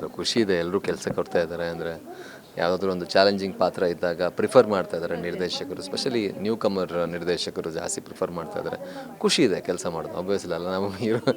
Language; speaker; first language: Kannada; non-native, local second language; Tulu